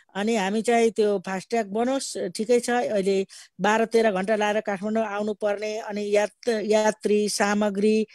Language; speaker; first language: Nepali; native; Nepali